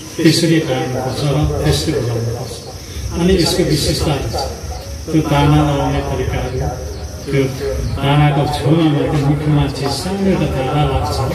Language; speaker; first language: Nepali; non-native, local second language; Limbu